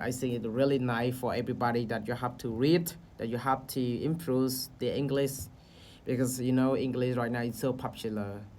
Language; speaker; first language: English; non-native, learner; Khmer